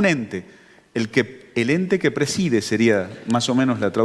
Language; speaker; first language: Spanish; native; Spanish